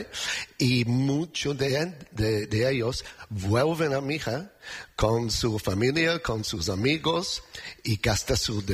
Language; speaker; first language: Spanish; non-native, learner; English